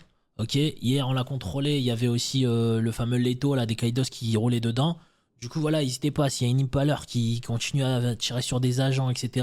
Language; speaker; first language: French; native; French